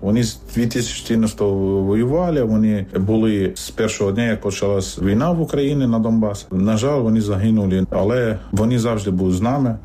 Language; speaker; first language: Ukrainian; non-native, fluent; Arabic